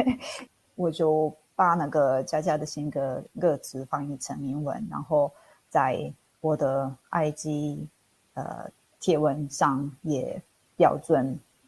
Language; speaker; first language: Chinese; non-native, fluent; Italian